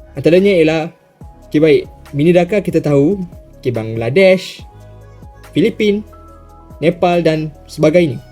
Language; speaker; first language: Malay; native; Malay